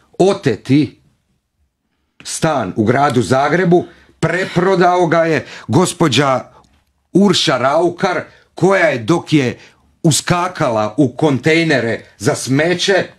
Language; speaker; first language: Croatian; native; Croatian